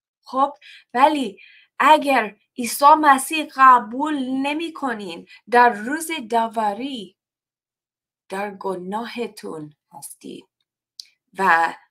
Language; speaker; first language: Persian; non-native, learner; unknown